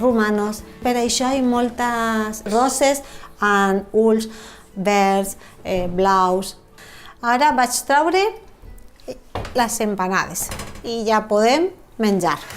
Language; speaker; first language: Catalan; non-native, fluent; Spanish